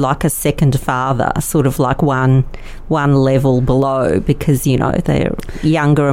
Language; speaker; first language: English; non-native, local second language; Yiddish